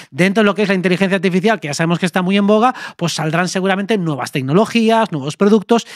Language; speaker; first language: Spanish; native; Spanish